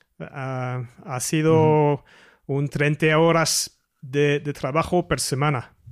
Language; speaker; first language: Spanish; non-native, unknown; French